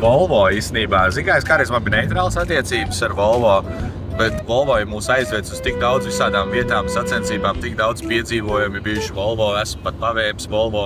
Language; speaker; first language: Latvian; native; Latvian